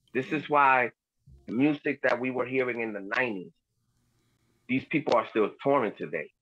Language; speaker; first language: English; early bilingual, other home language; Spanish